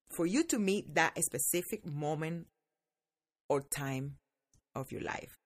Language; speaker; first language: English; non-native, fluent; Spanish